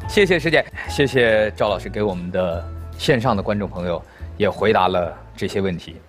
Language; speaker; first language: Chinese; native; Chinese